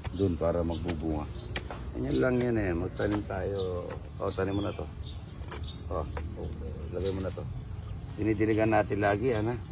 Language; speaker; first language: Filipino; non-native, local second language; Pampanga